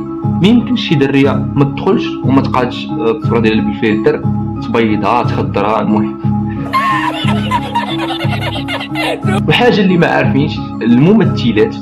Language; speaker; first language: Arabic; native; Arabic